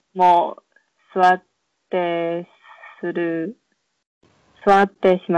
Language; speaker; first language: Japanese; non-native, learner; Chinese